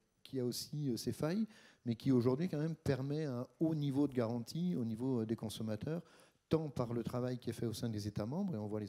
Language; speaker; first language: French; native; French